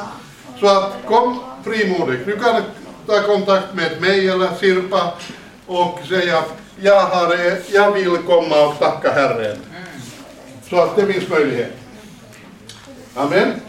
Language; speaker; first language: Swedish; non-native, fluent; Finnish